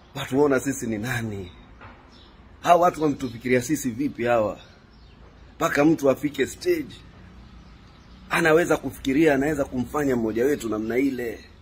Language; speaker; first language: Swahili; native; Swahili